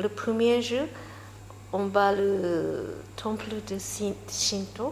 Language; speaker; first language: French; non-native, learner; Japanese